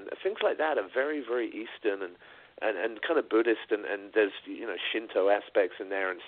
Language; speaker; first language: English; native; English